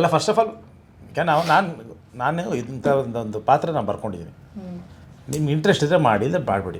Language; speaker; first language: Kannada; native; Kannada